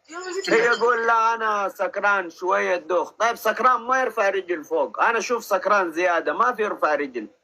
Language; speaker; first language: Arabic; non-native, learner; Oromo